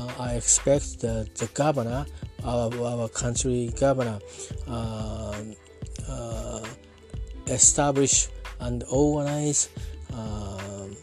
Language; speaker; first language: English; non-native, learner; Japanese